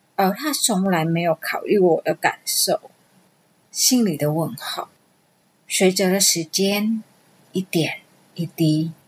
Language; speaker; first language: Chinese; non-native, fluent; Vietnamese